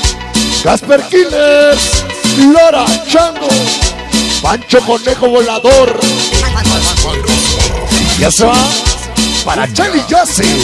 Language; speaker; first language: Spanish; native; Spanish